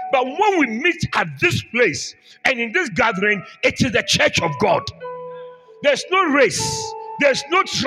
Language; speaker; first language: English; non-native, local second language; Akan